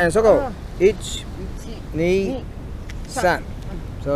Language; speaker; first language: Japanese; non-native, learner; English